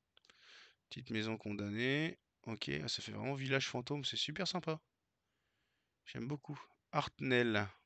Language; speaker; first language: French; native; French